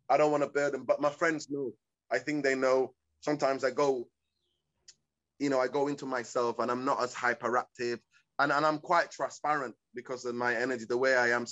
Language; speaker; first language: English; early bilingual, other home language; Somali